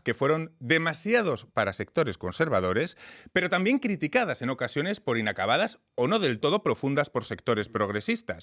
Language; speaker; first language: Spanish; native; Spanish